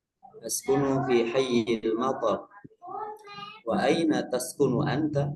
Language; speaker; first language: Arabic; non-native, learner; Indonesian